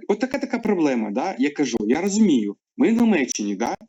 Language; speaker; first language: Ukrainian; non-native, local second language; Russian